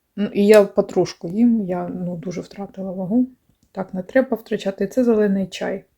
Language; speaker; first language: Ukrainian; non-native, local second language; Russian